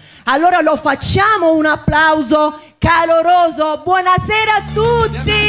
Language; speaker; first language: Italian; native; Italian